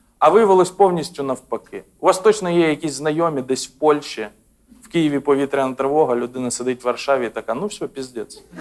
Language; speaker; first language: Ukrainian; non-native, local second language; Russian